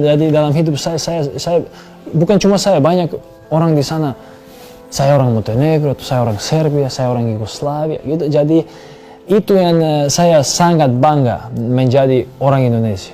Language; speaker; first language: Indonesian; non-native, fluent; Serbian